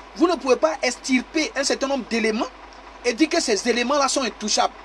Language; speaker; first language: French; native; French